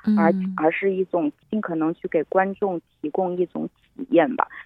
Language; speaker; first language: Chinese; native; Chinese